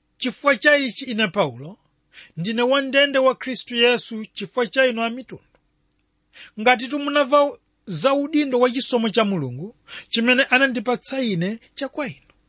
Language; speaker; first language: Nyanja; non-native, local second language; Tumbuka